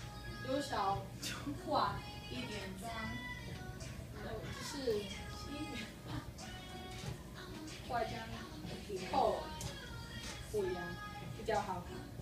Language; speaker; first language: Chinese; non-native, learner; Spanish